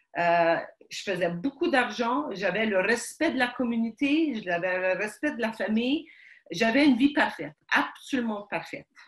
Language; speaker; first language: French; early bilingual, other home language; Ukrainian